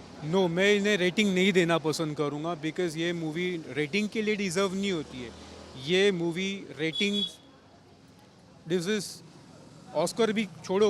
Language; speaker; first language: Hindi; native; Hindi